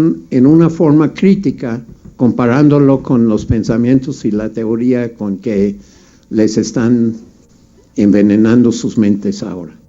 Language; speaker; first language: Spanish; non-native, fluent; English